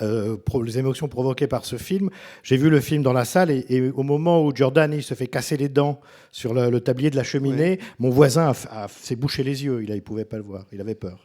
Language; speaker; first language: French; native; French